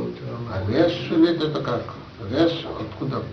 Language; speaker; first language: Russian; non-native, learner; Bangla